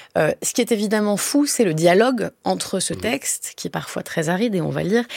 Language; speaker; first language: French; native; French